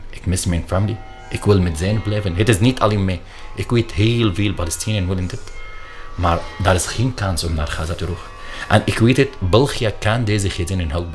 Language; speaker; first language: Dutch; non-native, learner; Arabic